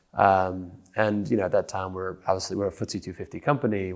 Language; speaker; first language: English; native; English